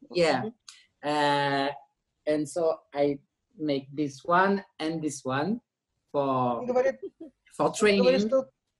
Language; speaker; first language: English; non-native, learner; French